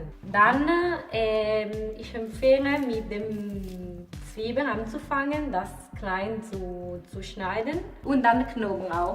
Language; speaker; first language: German; non-native, fluent; Italian